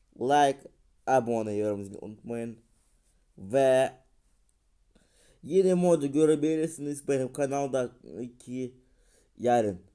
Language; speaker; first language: Turkish; non-native, learner; Russian